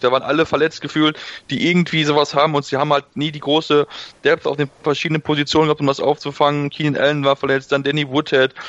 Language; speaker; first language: German; native; German